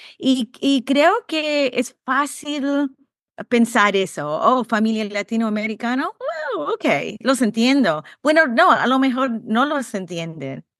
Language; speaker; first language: Spanish; early bilingual, heritage; Spanish